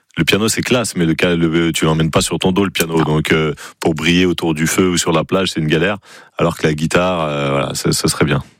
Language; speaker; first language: French; native; French